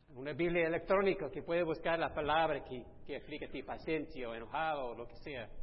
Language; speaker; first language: Spanish; non-native, fluent; English